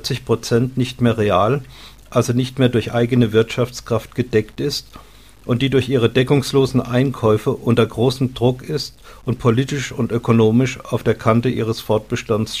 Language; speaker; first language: German; native; German